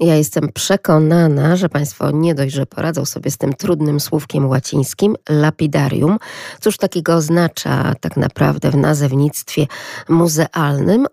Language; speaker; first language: Polish; native; Polish